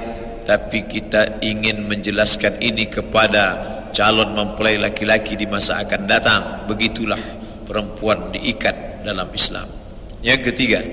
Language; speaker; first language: Indonesian; native; Indonesian